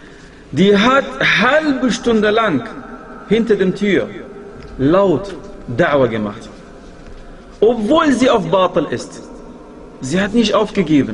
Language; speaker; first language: German; non-native, fluent; Arabic